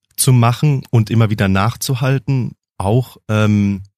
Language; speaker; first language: German; early bilingual, heritage; German